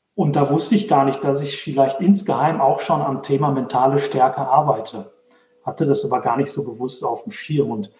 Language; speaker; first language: German; native; German